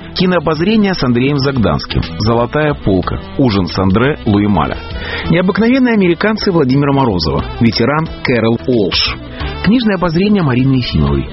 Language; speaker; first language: Russian; native; Russian